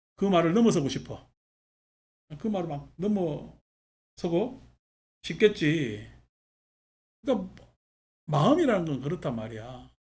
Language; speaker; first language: Korean; native; Korean